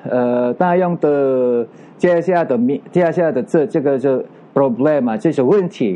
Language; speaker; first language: Chinese; non-native, learner; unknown